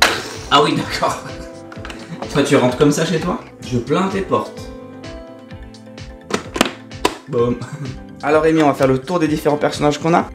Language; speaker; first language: French; native; French